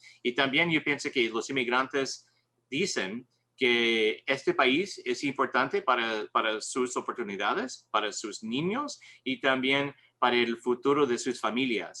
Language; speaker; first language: Spanish; non-native, learner; English